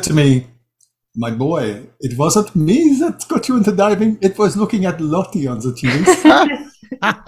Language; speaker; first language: English; native; English